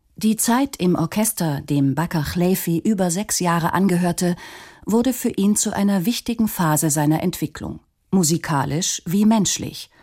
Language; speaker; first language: German; native; German